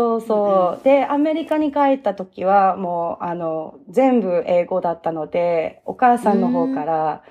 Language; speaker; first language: Japanese; early bilingual, heritage; English